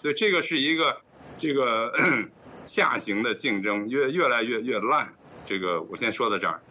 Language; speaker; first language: Chinese; native; Chinese